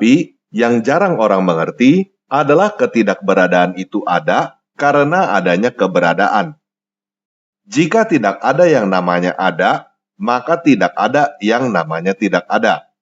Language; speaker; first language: Indonesian; native; Indonesian